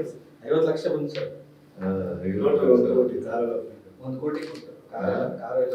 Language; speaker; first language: Kannada; native; Kannada